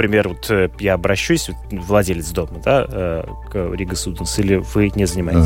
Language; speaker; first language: Russian; native; Russian